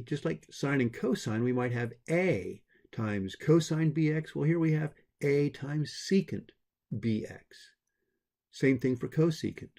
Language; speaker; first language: English; native; English